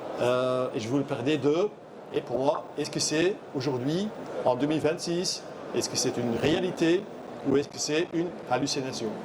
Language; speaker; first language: French; non-native, local second language; Dutch